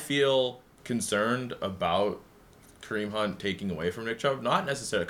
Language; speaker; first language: English; native; English